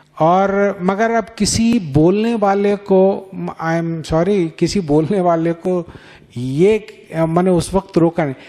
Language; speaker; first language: Hindi; native; Hindi